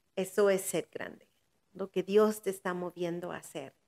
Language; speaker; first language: Spanish; early bilingual, heritage; Spanish